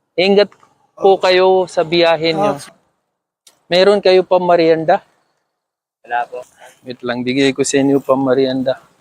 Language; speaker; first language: Filipino; non-native, learner; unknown